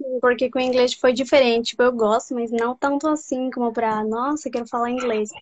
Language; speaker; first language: Portuguese; non-native, fluent; Spanish